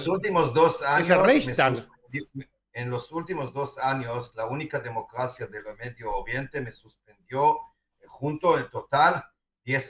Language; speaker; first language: Spanish; non-native, fluent; Hebrew